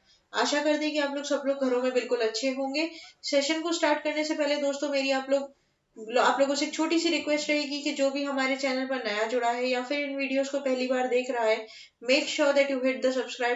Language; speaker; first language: Hindi; native; Hindi